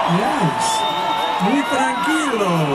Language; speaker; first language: Spanish; non-native, learner; English